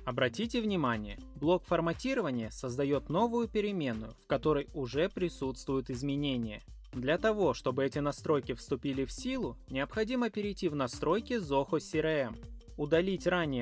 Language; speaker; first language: Russian; native; Russian